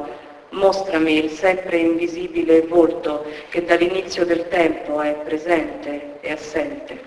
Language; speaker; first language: Italian; native; Italian